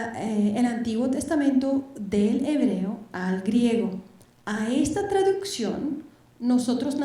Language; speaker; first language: Spanish; non-native, fluent; Bulgarian